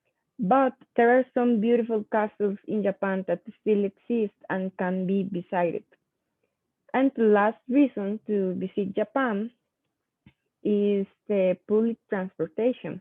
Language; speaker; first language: English; non-native, learner; Spanish